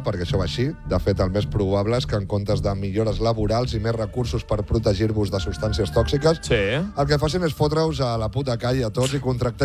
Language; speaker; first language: Catalan; native; Catalan